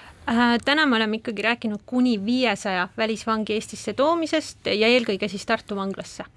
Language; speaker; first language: Estonian; native; Estonian